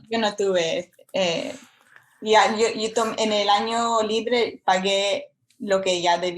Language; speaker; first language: Spanish; early bilingual, heritage; Spanish